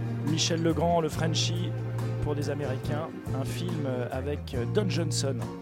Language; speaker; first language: French; native; French